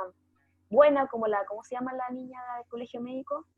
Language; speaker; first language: Spanish; native; Spanish